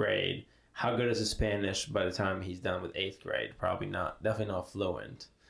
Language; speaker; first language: English; non-native, fluent; Hebrew